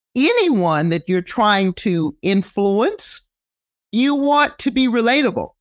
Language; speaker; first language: English; native; English